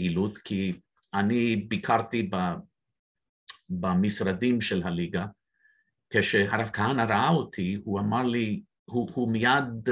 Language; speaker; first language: Hebrew; non-native, fluent; English